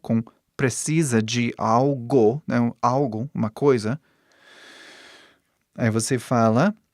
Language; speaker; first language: Portuguese; non-native, fluent; English